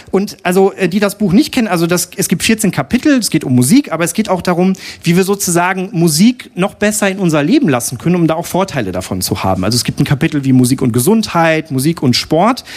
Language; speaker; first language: German; native; German